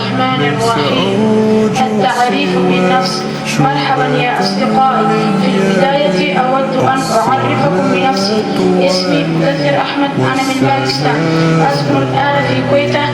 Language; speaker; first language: Arabic; non-native, learner; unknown